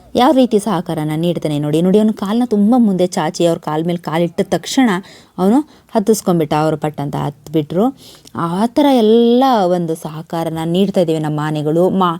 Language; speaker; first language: Kannada; native; Kannada